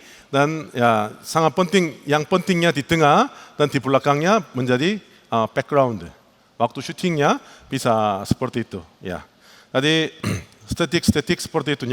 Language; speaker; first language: Indonesian; non-native, learner; Korean